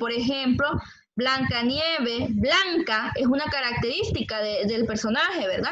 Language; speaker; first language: Spanish; native; Spanish